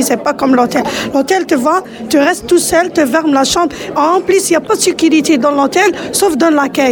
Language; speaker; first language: French; non-native, local second language; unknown